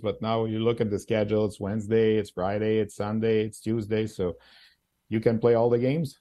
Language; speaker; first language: English; non-native, fluent; French